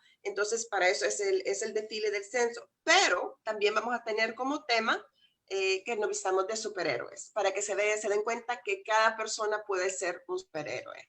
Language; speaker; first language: Spanish; native; Spanish